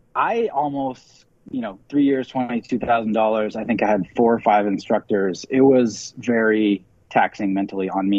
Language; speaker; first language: English; native; English